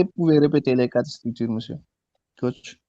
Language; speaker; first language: French; non-native, learner; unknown